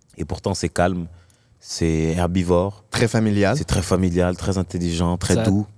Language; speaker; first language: French; native; French